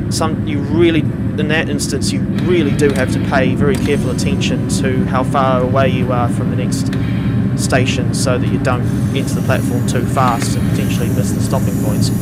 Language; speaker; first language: English; native; English